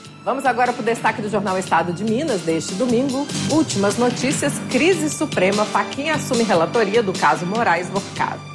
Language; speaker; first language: Portuguese; native; Portuguese